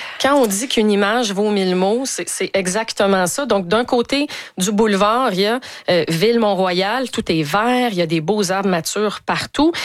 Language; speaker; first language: French; native; French